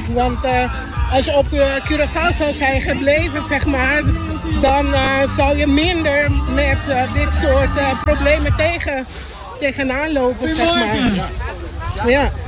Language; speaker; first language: Dutch; non-native, local second language; Papiamento